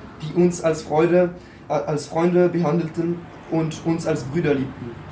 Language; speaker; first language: German; non-native, fluent; French